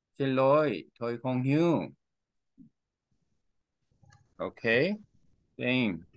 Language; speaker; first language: Vietnamese; non-native, learner; Korean